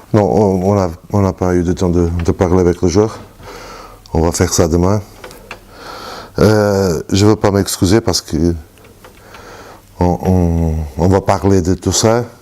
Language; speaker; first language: French; non-native, fluent; Portuguese